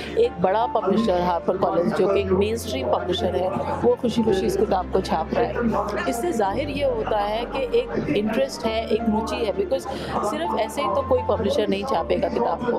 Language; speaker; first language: Hindi; native; Hindi